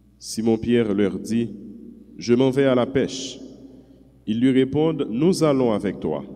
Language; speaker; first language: French; non-native, local second language; Haitian Creole